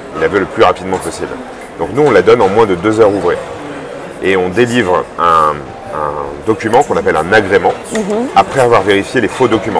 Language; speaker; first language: French; native; French